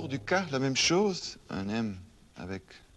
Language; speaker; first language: French; non-native, fluent; German